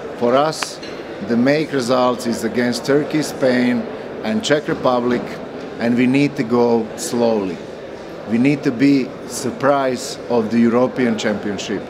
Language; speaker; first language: English; non-native, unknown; Croatian